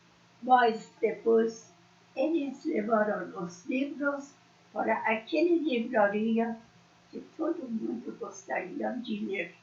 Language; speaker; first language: Portuguese; non-native, learner; Persian